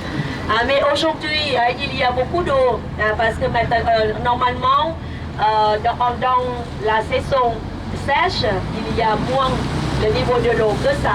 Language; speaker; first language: French; non-native, learner; Thai